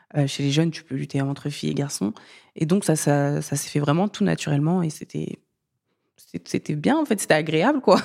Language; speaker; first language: French; early bilingual, other home language; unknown